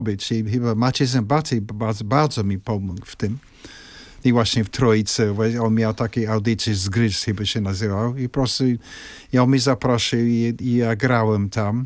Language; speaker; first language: Polish; non-native, fluent; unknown